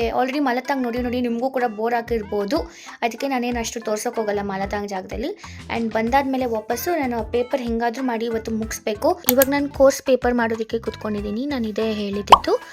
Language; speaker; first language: Kannada; native; Kannada